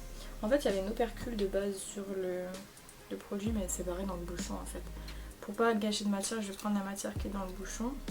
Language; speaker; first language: French; native; French